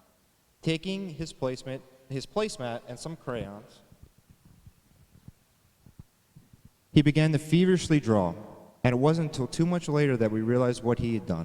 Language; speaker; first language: English; native; English